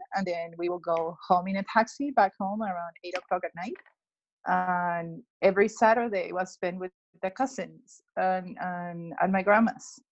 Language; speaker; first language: English; non-native, fluent; Spanish